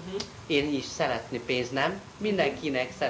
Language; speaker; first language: Hungarian; non-native, learner; Chinese